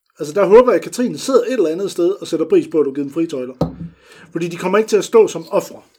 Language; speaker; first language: Danish; native; Danish